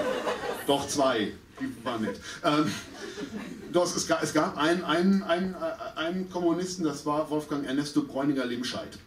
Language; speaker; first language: German; native; German